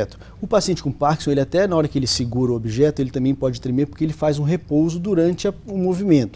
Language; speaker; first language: Portuguese; native; Portuguese